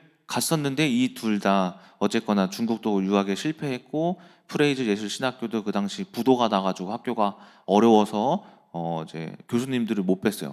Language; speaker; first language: Korean; native; Korean